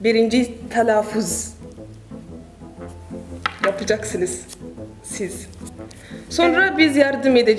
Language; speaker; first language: Turkish; non-native, learner; Arabic